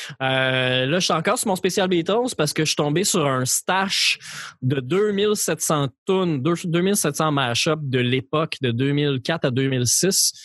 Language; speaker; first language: French; native; French